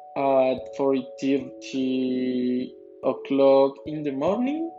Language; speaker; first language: English; non-native, learner; Spanish